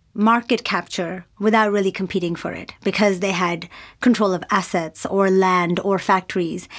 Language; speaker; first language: English; non-native, local second language; Urdu